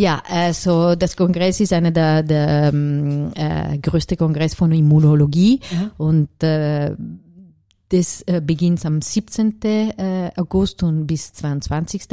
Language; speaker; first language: German; non-native, fluent; Italian